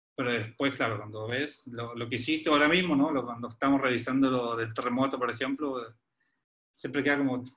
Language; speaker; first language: Spanish; native; Spanish